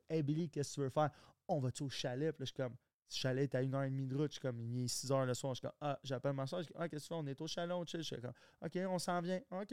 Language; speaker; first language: French; native; French